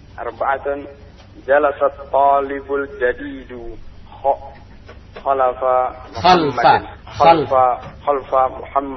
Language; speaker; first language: Arabic; non-native, learner; Indonesian